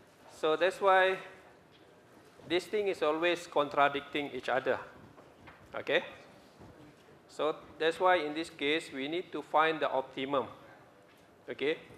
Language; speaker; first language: English; non-native, local second language; Malay